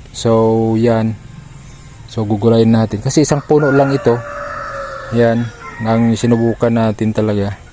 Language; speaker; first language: Filipino; non-native, local second language; Cebuano